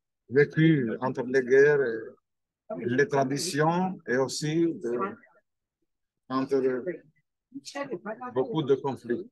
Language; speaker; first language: French; non-native, fluent; Albanian